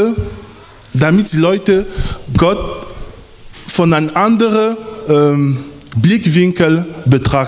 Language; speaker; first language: German; non-native, fluent; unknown